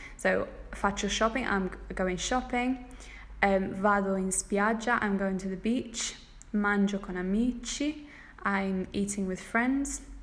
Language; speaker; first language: English; native; English